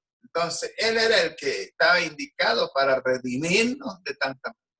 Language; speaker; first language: Spanish; native; Spanish